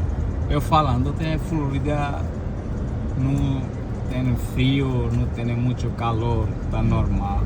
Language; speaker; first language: Portuguese; non-native, learner; Bangla